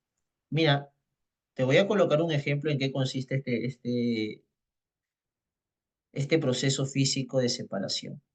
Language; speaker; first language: Spanish; native; Spanish